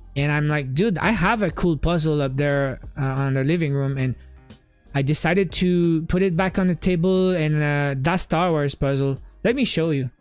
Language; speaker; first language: English; native; English